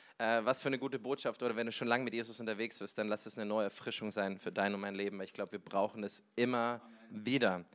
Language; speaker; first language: German; native; German